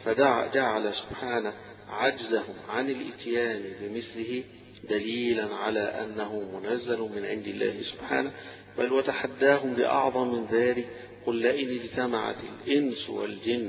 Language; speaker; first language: Arabic; native; Arabic